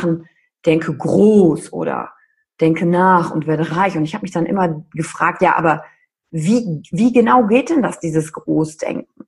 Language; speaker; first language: German; native; German